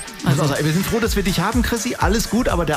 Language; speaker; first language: German; native; German